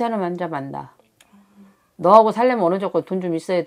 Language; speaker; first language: Korean; native; Korean